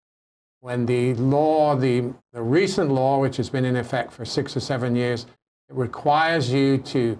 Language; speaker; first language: English; native; English